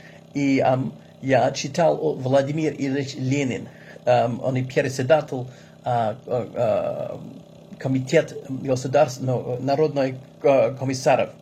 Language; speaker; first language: Russian; non-native, learner; English